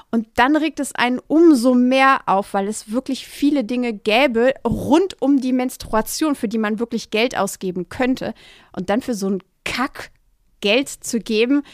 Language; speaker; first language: German; native; German